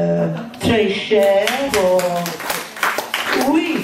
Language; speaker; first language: French; non-native, learner; English